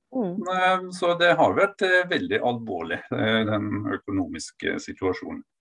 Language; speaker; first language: Norwegian; non-native, fluent; German